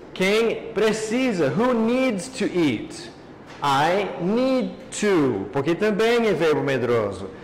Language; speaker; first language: Portuguese; non-native, fluent; English